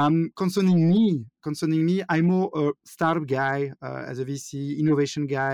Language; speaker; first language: English; non-native, fluent; French